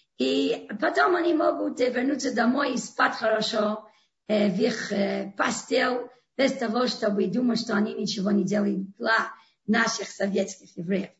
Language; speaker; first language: Russian; non-native, fluent; English